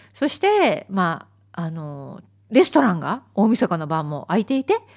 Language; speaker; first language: Japanese; native; Japanese